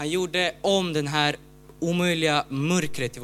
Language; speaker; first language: Swedish; non-native, learner; Ukrainian